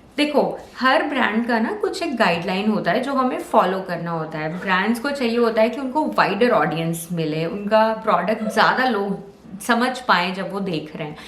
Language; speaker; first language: Hindi; native; Hindi